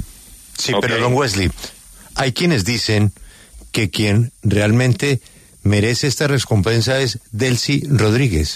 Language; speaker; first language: Spanish; native; Spanish